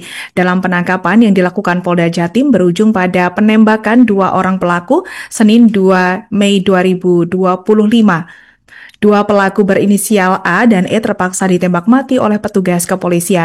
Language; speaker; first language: Indonesian; native; Indonesian